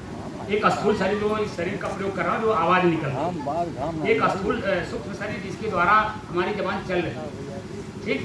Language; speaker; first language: Hindi; native; Hindi